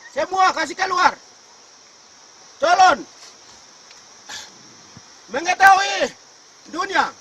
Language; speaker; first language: Indonesian; non-native, local second language; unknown